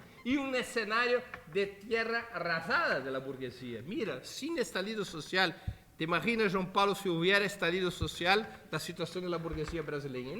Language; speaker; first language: Spanish; non-native, fluent; Portuguese